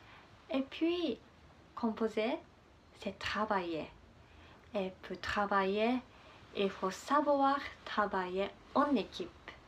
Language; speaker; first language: French; non-native, learner; Japanese